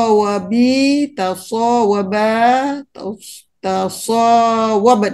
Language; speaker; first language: Arabic; non-native, learner; Malay